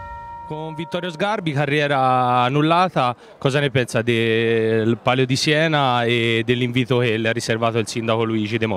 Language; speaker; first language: Italian; native; Italian